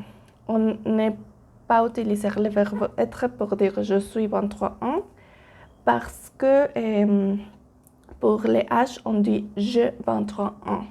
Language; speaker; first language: French; non-native, learner; Spanish